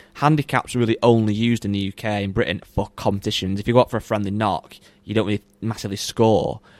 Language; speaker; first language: English; native; English